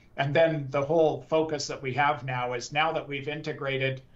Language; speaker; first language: English; native; English